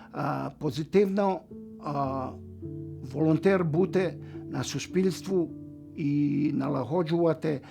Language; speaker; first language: Ukrainian; early bilingual, heritage; English